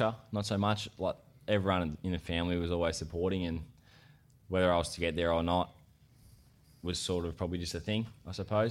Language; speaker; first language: English; native; English